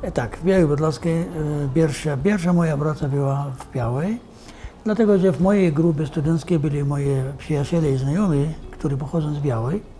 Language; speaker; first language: Polish; non-native, fluent; Arabic